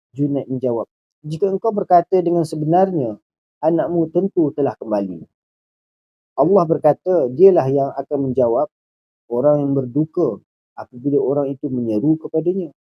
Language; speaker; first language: Malay; native; Malay